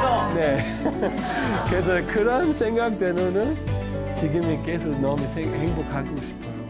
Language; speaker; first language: Korean; non-native, learner; Danish